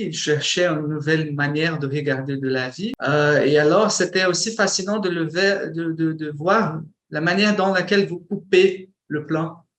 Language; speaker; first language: French; non-native, fluent; Portuguese